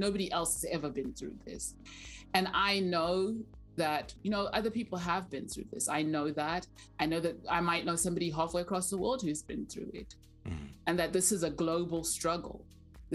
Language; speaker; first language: English; non-native, local second language; Shona